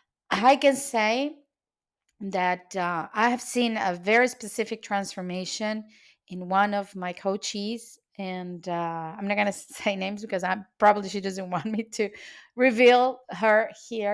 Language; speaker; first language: English; non-native, fluent; Spanish